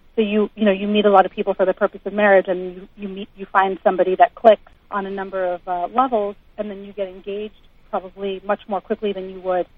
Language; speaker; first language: English; native; English